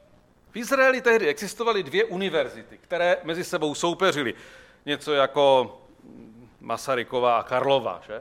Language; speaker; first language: Czech; native; Czech